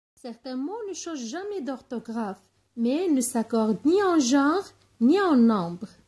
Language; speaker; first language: French; non-native, local second language; Arabic